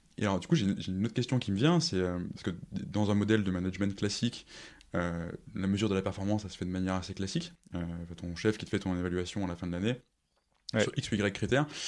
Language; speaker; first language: French; native; French